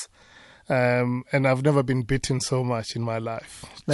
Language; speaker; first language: English; non-native, local second language; Zulu